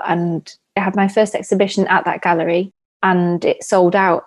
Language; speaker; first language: English; native; English